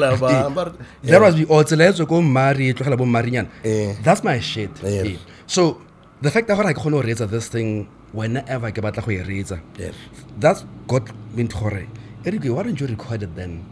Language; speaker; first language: English; non-native, local second language; Tswana